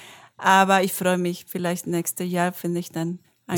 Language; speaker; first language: German; non-native, learner; Spanish